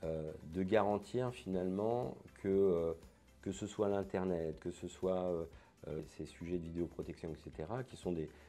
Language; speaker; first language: French; native; French